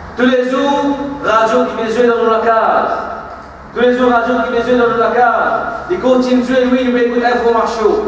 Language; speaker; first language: French; non-native, local second language; Morisyen